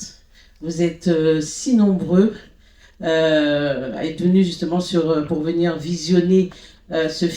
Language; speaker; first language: French; non-native, local second language; Haitian Creole